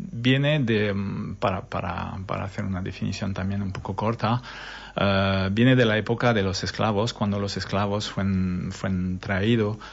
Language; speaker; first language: Spanish; non-native, fluent; French